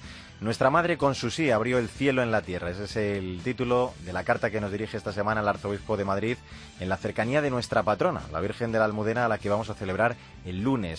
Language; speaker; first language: Spanish; native; Spanish